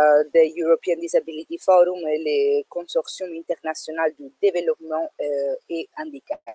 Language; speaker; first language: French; non-native, fluent; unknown